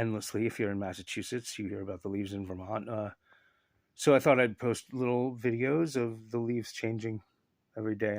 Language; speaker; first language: English; native; English